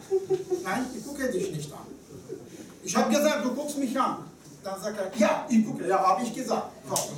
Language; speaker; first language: German; non-native, fluent; Turkish